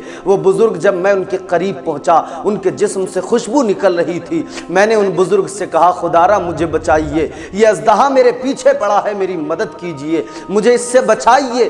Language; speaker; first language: Urdu; native; Urdu